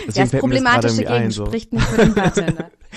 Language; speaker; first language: German; native; German